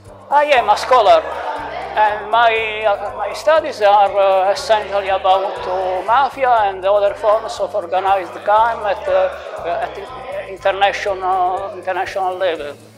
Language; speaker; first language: English; non-native, fluent; Italian